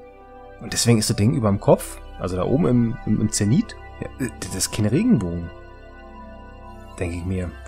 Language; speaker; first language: German; native; German